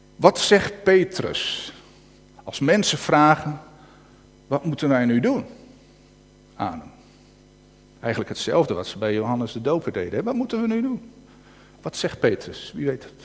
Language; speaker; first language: Dutch; native; Dutch